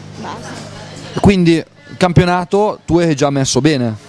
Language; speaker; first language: Italian; native; Italian